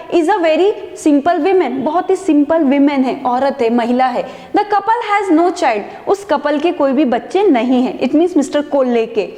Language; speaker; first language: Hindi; non-native, local second language; Marathi